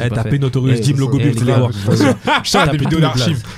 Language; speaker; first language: French; native; French